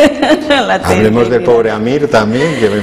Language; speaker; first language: Spanish; native; Spanish